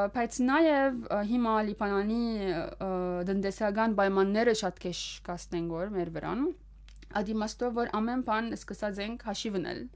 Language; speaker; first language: Armenian; early bilingual, heritage; Armenian